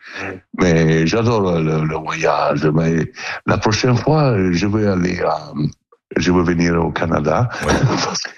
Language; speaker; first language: French; non-native, learner; Italian